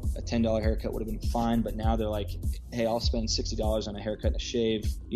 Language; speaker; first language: English; native; English